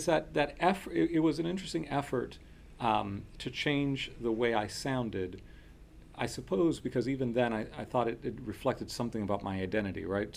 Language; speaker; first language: English; early bilingual, other home language; Spanish